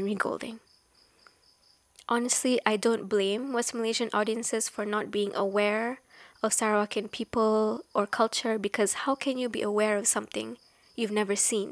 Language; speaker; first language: English; non-native, local second language; Malay